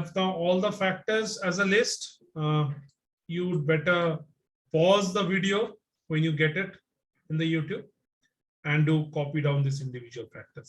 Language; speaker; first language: English; non-native, local second language; Bangla